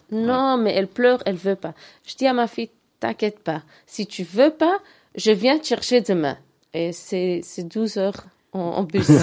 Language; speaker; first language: French; non-native, local second language; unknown